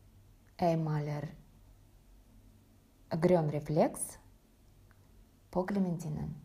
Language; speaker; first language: Norwegian; non-native, fluent; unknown